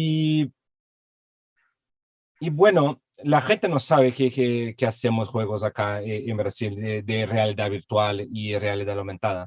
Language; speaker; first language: Spanish; non-native, fluent; Portuguese